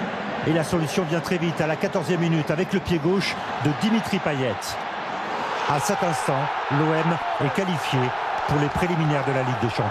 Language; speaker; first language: French; native; French